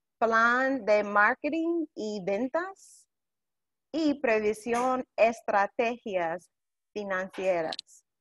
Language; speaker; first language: Spanish; non-native, fluent; English